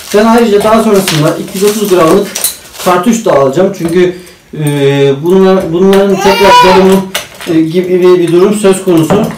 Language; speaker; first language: Turkish; native; Turkish